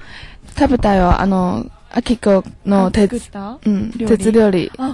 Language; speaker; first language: Japanese; non-native, learner; Chinese